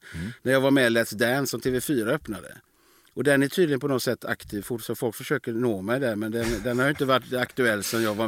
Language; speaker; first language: Swedish; native; Swedish